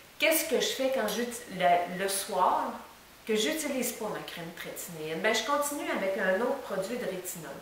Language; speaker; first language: French; native; French